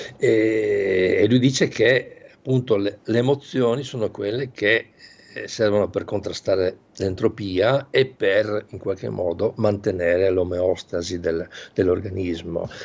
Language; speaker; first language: Italian; native; Italian